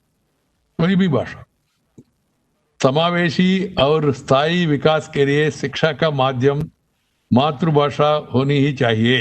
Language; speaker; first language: Hindi; non-native, local second language; Telugu